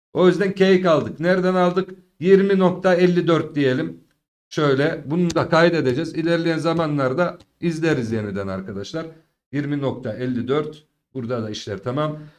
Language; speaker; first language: Turkish; native; Turkish